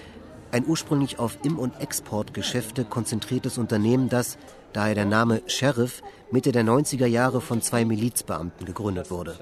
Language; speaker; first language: German; native; German